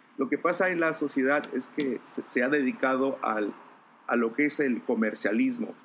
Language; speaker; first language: Spanish; non-native, local second language; Zapotec